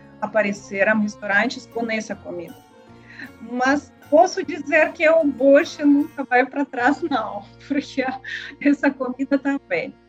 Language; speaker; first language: Portuguese; non-native, learner; Russian